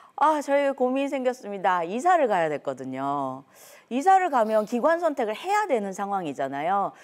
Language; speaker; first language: Korean; native; Korean